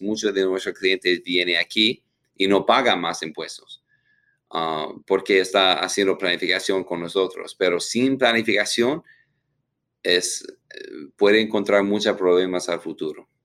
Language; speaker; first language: Spanish; non-native, learner; English